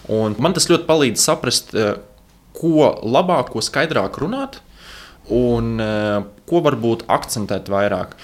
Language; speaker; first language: Latvian; non-native, local second language; Russian